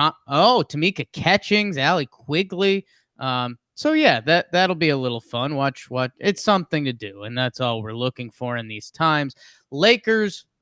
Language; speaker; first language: English; native; English